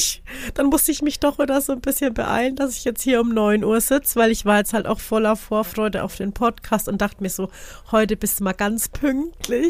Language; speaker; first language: German; native; German